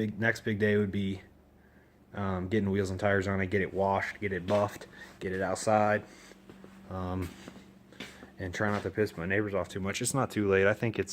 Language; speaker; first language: English; native; English